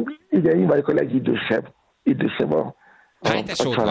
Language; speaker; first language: Hungarian; non-native, fluent; Yoruba